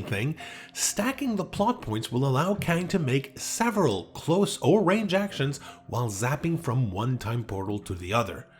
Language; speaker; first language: English; native; English